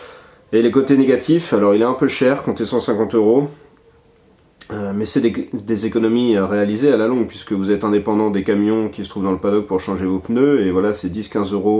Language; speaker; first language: French; native; French